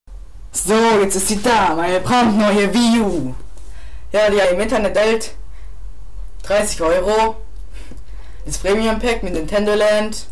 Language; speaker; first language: German; native; German